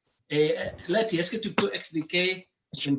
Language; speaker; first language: French; non-native, learner; English